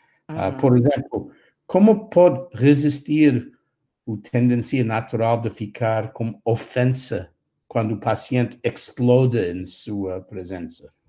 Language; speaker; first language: Portuguese; non-native, fluent; English